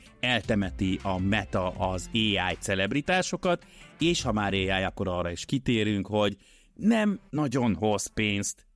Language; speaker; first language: Hungarian; native; Hungarian